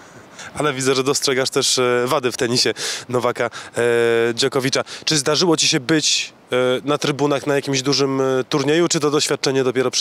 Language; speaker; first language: Polish; native; Polish